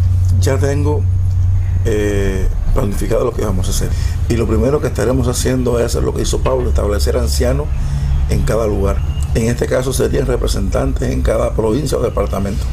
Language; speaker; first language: Spanish; native; Spanish